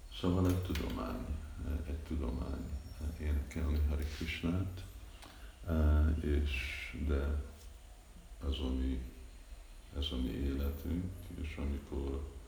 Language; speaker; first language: Hungarian; early bilingual, heritage; Hungarian